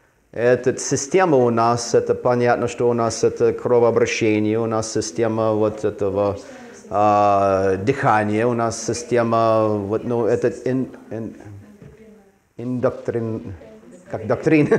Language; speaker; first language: Russian; non-native, fluent; English